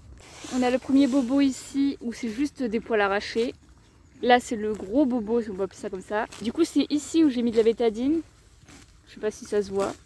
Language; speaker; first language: French; native; French